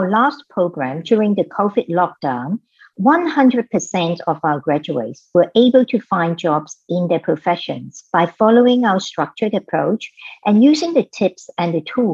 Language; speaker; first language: English; non-native, local second language; Cantonese